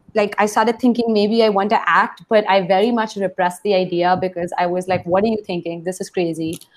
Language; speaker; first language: English; non-native, local second language; Hindi